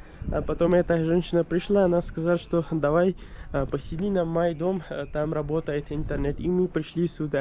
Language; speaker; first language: Russian; non-native, learner; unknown